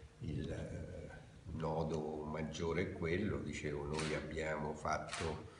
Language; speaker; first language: Italian; native; Italian